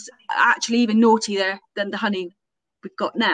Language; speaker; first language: English; native; English